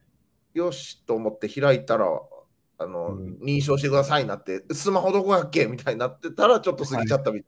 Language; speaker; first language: Japanese; native; Japanese